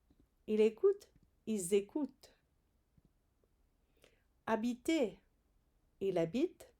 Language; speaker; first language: French; non-native, fluent; English